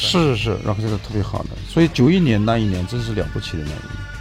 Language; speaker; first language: Chinese; native; Chinese